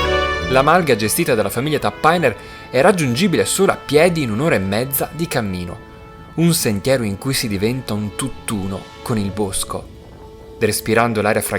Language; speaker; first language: Italian; native; Italian